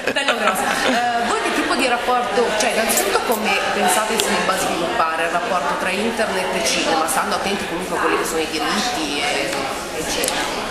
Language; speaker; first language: Italian; native; Italian